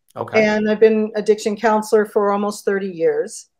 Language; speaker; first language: English; native; English